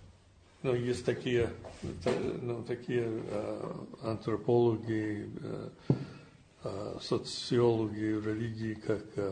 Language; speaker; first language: Russian; non-native, fluent; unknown